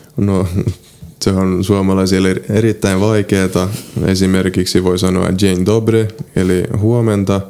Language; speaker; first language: Finnish; early bilingual, other home language; Polish